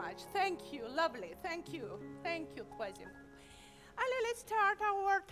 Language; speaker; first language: English; non-native, learner; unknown